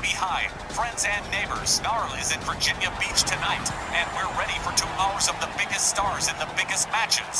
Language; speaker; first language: English; native; English